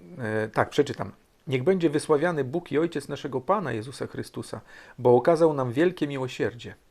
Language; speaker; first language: Polish; early bilingual, heritage; Polish